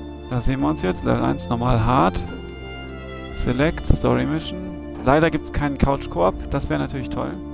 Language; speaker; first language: German; native; German